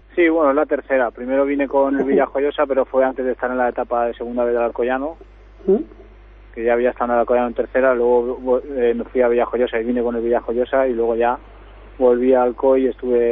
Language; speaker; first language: Spanish; native; Spanish